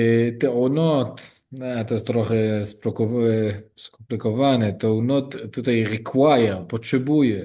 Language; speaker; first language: Polish; non-native, learner; Hebrew